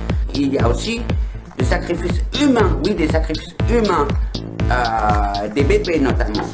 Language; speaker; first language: French; native; French